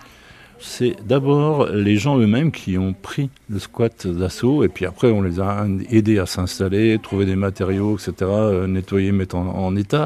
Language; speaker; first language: French; native; French